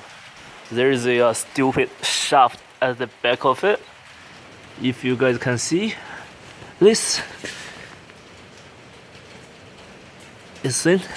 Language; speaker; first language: English; non-native, learner; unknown